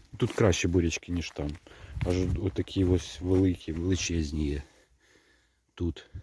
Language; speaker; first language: Ukrainian; native; Ukrainian